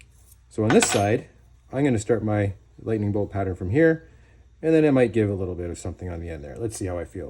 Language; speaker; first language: English; native; English